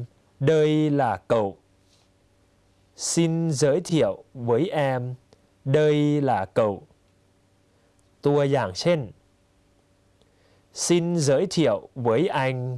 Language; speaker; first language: Vietnamese; non-native, fluent; Thai